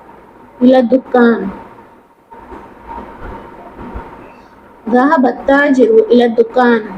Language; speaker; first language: Arabic; non-native, fluent; Urdu